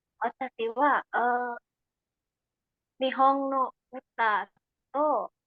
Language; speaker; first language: Japanese; non-native, learner; Indonesian